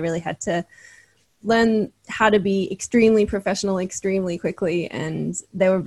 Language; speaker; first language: English; native; English